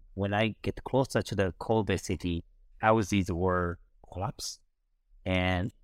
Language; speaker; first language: English; non-native, fluent; Japanese